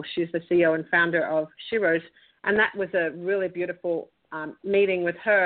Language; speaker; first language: English; native; English